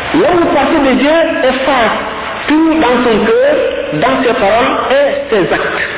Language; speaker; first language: French; non-native, local second language; Wolof